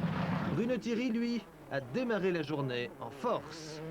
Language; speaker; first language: French; native; French